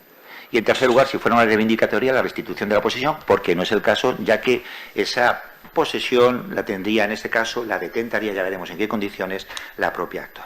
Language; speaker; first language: Spanish; native; Spanish